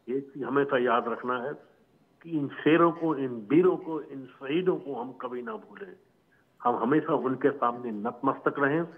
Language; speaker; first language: Hindi; native; Hindi